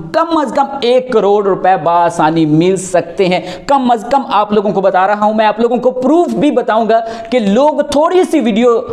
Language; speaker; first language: Urdu; non-native, local second language; Sindhi